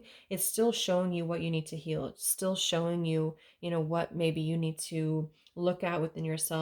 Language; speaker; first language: English; native; English